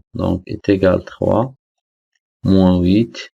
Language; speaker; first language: French; non-native, local second language; Arabic